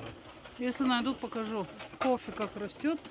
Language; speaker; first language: Russian; non-native, local second language; Latvian